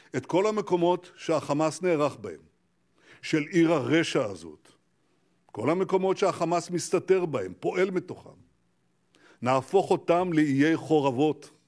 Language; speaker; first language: Hebrew; native; Hebrew